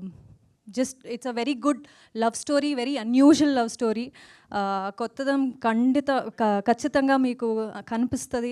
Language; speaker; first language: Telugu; non-native, local second language; Kannada